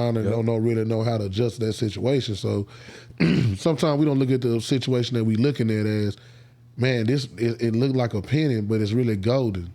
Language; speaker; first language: English; native; English